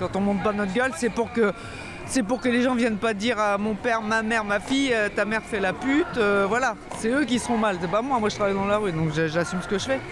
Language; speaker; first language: French; native; French